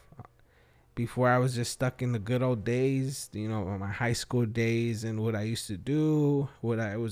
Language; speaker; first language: English; early bilingual, other home language; Spanish